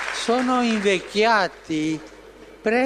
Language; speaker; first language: Italian; non-native, fluent; Spanish